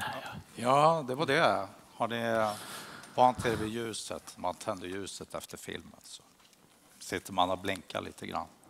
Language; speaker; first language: Swedish; native; Swedish